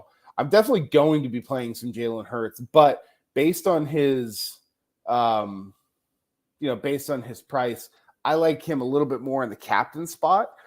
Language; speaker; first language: English; native; English